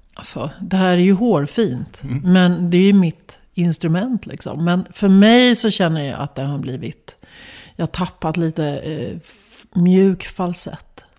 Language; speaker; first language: Swedish; native; Swedish